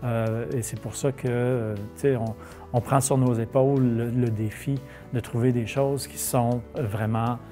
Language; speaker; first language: French; native; French